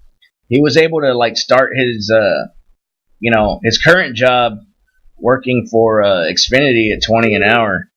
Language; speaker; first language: English; native; English